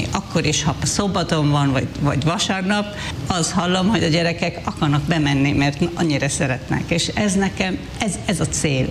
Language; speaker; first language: Hungarian; non-native, fluent; Hebrew